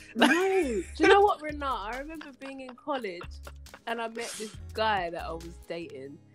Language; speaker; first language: English; native; English